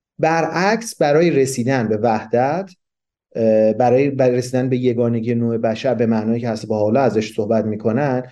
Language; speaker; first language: Persian; non-native, local second language; Kurdish